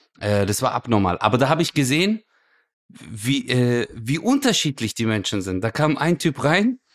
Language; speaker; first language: German; early bilingual, other home language; Turkish